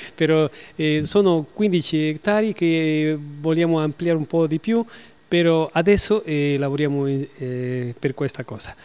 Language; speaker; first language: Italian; non-native, learner; Spanish